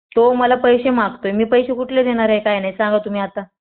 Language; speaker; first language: Marathi; native; Marathi